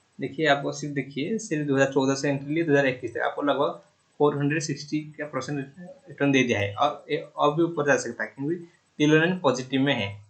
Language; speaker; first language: Hindi; non-native, local second language; Odia